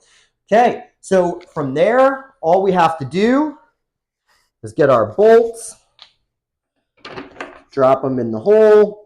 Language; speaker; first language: English; native; English